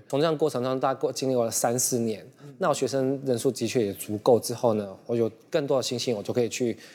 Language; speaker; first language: Chinese; non-native, local second language; Cantonese